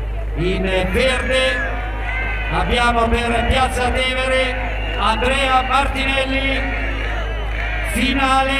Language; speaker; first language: Italian; native; Italian